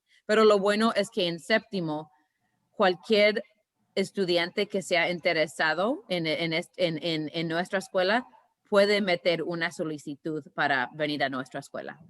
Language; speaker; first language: Spanish; early bilingual, heritage; Spanish